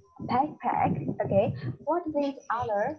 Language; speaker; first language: English; non-native, learner; Vietnamese